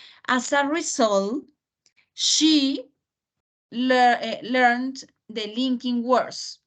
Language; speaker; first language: English; non-native, fluent; Spanish